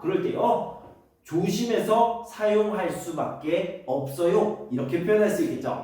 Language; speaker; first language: Korean; native; Korean